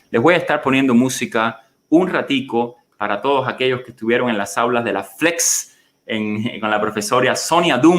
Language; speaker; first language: Spanish; native; Spanish